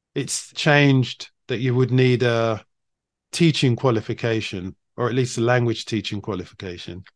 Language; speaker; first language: English; native; English